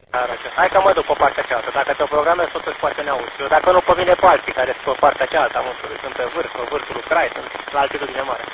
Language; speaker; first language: Romanian; native; Romanian